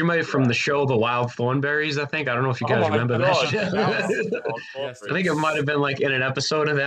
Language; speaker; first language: English; native; English